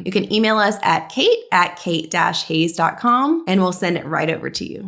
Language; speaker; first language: English; native; English